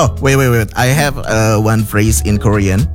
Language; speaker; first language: English; non-native, learner; Indonesian